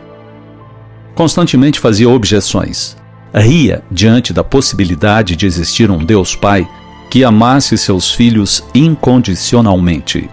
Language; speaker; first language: Portuguese; native; Portuguese